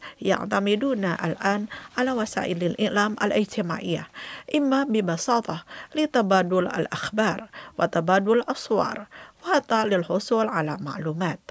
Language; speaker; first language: Arabic; non-native, fluent; Indonesian